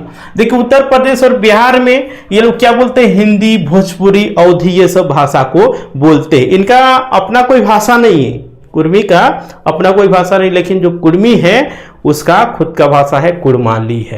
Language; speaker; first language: Hindi; native; Hindi